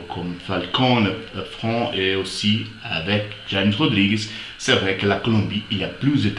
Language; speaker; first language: French; non-native, fluent; Portuguese